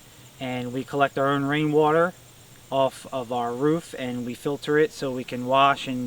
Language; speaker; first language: English; native; English